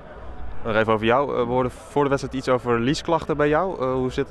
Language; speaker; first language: Dutch; native; Dutch